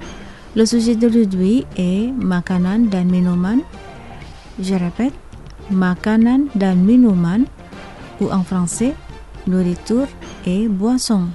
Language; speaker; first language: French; non-native, fluent; Indonesian